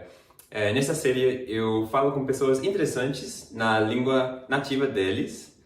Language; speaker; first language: Portuguese; non-native, fluent; English